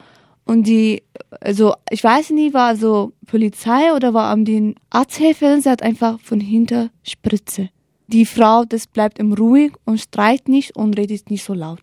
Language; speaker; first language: German; non-native, learner; Kurdish